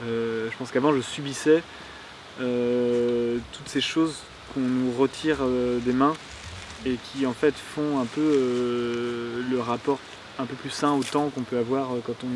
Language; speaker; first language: French; native; French